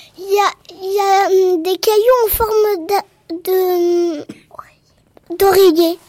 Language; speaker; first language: French; native; French